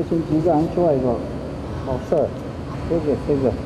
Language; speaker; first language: Korean; non-native, learner; Mongolian